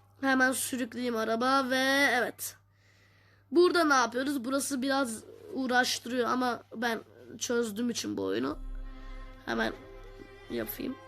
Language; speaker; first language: Turkish; native; Turkish